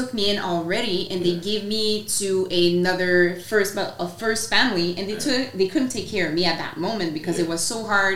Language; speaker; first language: English; non-native, fluent; French